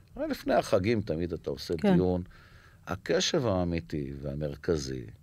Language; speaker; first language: Hebrew; native; Hebrew